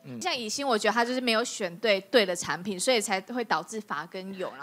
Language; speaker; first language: Chinese; native; Chinese